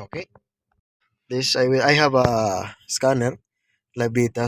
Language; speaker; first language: English; non-native, local second language; Filipino